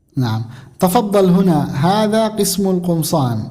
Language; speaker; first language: Arabic; non-native, fluent; Indonesian